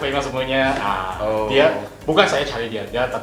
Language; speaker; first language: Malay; non-native, local second language; Chinese